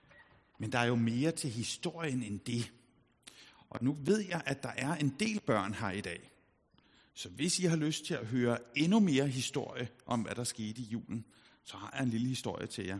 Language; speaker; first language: Danish; native; Danish